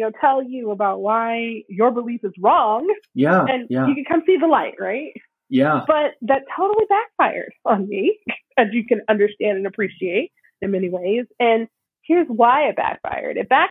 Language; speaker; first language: English; native; English